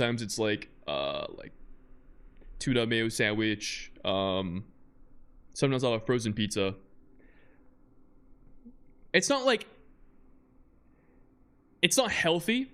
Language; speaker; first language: English; native; English